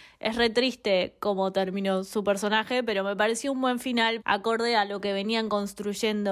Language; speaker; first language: Spanish; native; Spanish